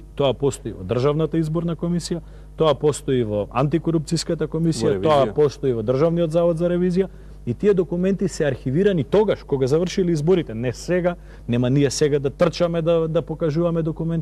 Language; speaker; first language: Macedonian; native; Macedonian